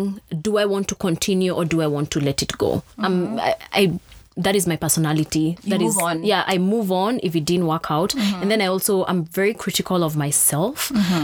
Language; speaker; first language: English; non-native, local second language; Kikuyu